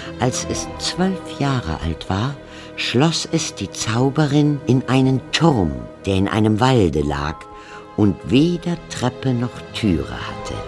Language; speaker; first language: German; native; German